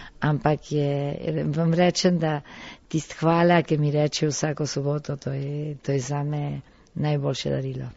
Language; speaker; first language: Slovenian; early bilingual, heritage; Slovenian